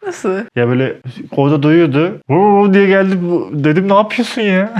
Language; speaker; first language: Turkish; native; Turkish